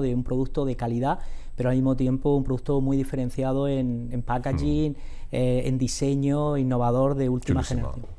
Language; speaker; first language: Spanish; native; Spanish